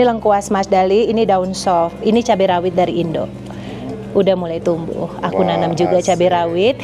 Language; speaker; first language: Indonesian; native; Indonesian